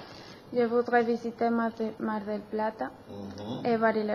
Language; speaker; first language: French; non-native, learner; Spanish